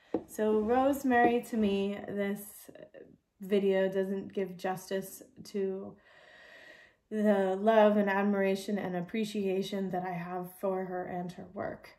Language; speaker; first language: English; native; English